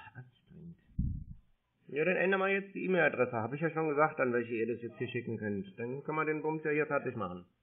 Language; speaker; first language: German; native; German